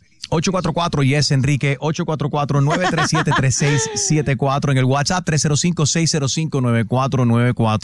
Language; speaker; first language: Spanish; native; Spanish